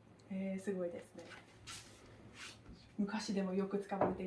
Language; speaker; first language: Japanese; non-native, fluent; English